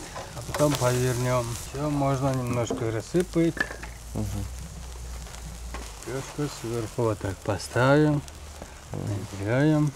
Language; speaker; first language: Russian; non-native, local second language; Uyghur